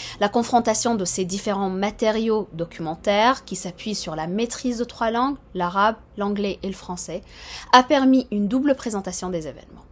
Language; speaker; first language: French; non-native, fluent; Arabic